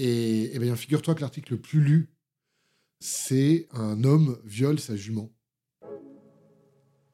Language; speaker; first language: French; native; French